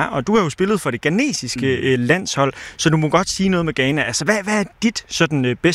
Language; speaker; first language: Danish; native; Danish